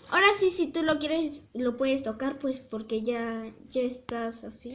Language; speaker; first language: Spanish; native; Spanish